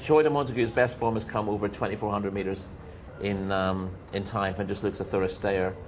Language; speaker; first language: English; native; English